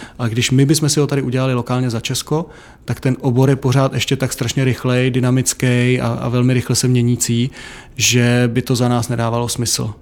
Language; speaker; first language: Czech; native; Czech